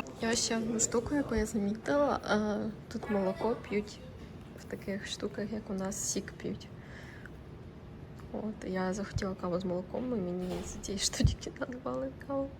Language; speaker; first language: Ukrainian; native; Ukrainian